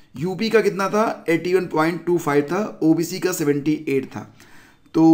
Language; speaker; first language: Hindi; native; Hindi